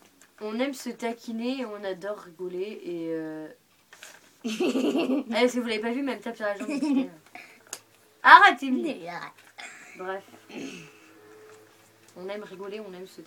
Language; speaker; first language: French; native; French